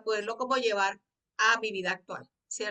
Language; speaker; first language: Spanish; native; Spanish